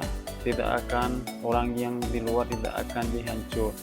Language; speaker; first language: Indonesian; non-native, learner; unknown